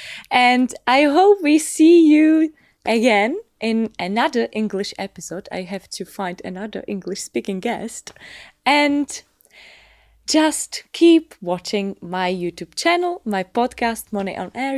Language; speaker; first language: English; non-native, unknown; Czech